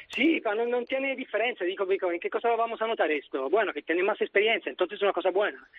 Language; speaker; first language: Spanish; non-native, fluent; Italian